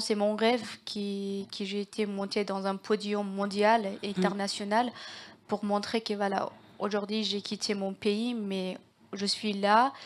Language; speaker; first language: French; non-native, learner; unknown